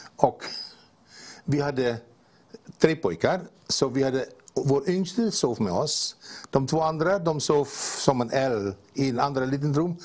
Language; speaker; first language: Swedish; non-native, fluent; Dutch